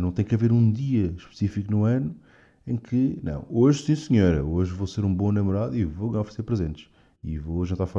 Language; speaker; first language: Portuguese; native; Portuguese